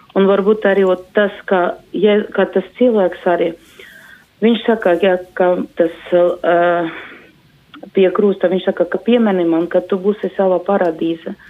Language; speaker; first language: Latvian; non-native, local second language; Russian